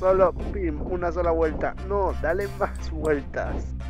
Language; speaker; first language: Spanish; native; Spanish